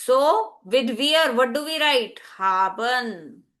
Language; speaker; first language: German; non-native, learner; Hindi